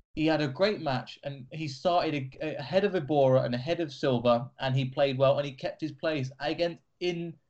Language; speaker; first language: English; native; English